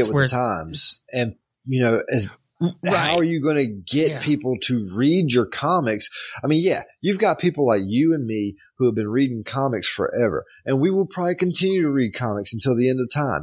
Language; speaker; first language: English; native; English